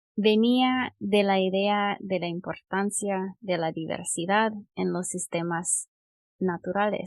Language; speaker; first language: Spanish; non-native, fluent; English